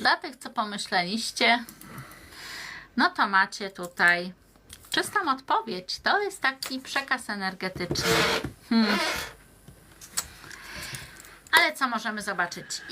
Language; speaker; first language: Polish; native; Polish